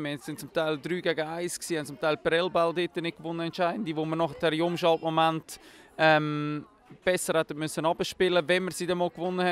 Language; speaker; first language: German; native; German